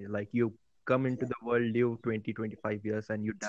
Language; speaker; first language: English; non-native, local second language; Marathi